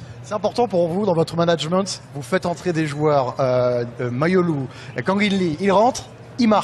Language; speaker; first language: French; native; French